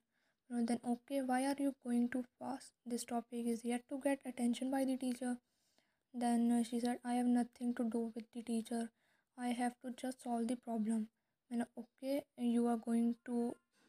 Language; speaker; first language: English; non-native, local second language; Hindi